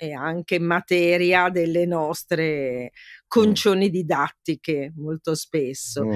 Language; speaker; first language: Italian; native; Italian